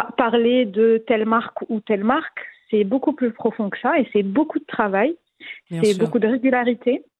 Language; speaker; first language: French; non-native, local second language; Arabic